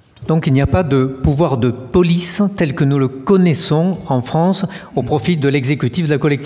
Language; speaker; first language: French; native; French